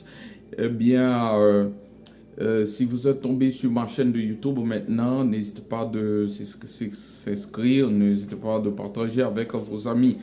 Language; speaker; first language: French; non-native, local second language; Haitian Creole